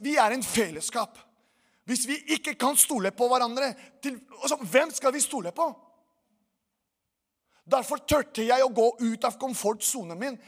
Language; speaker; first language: Norwegian; non-native, fluent; Portuguese